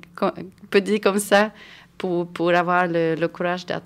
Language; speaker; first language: French; non-native, fluent; Swedish